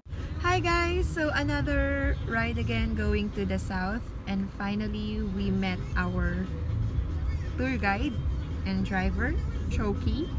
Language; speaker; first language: English; non-native, local second language; Filipino